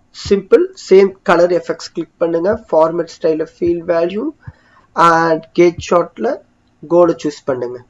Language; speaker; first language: Tamil; native; Tamil